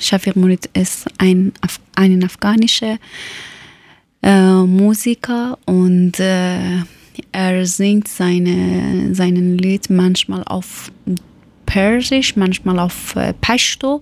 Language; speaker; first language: German; non-native, learner; Persian